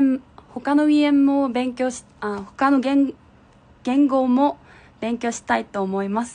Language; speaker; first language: Japanese; non-native, fluent; Korean